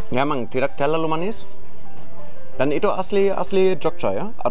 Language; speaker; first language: Indonesian; non-native, fluent; German